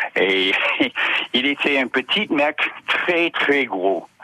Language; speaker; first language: French; non-native, learner; English